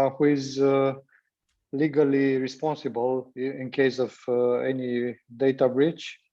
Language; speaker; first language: English; non-native, fluent; Romanian